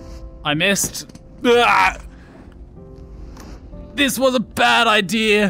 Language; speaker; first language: English; native; English